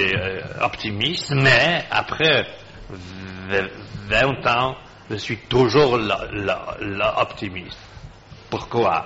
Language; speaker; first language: French; non-native, fluent; Polish